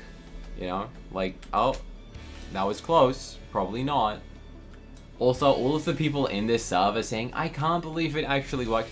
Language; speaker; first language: English; native; English